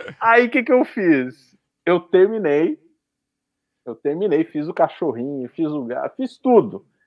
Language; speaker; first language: Portuguese; native; Portuguese